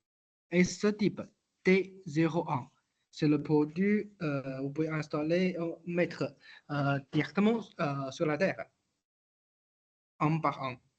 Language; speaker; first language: French; non-native, learner; Chinese